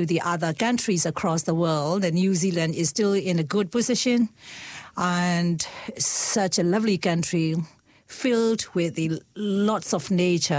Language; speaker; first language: English; non-native, fluent; Burmese